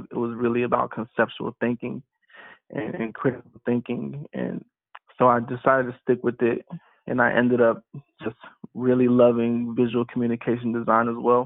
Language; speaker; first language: English; native; English